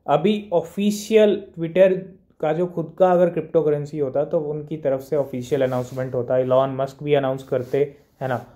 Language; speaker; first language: Hindi; native; Hindi